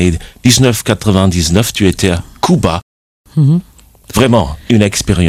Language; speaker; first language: French; non-native, fluent; German